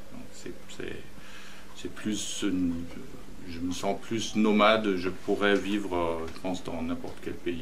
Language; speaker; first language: French; non-native, fluent; German